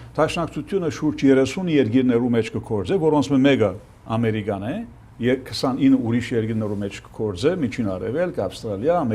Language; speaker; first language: Armenian; early bilingual, heritage; Armenian